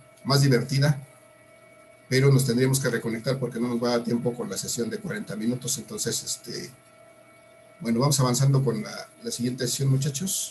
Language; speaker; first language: Spanish; native; Spanish